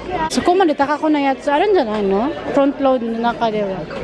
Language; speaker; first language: Japanese; non-native, fluent; Filipino